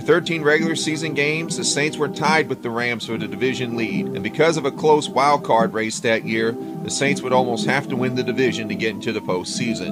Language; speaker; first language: English; native; English